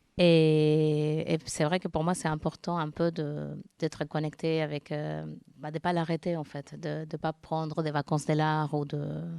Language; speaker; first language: French; non-native, fluent; Spanish